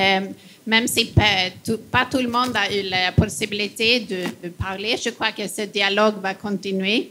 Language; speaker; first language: French; non-native, fluent; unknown